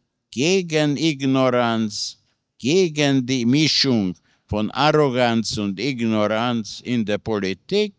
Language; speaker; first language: German; non-native, fluent; Hungarian